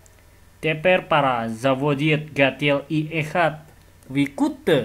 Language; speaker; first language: Russian; non-native, learner; Indonesian